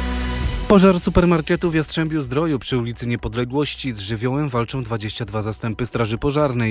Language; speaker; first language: Polish; native; Polish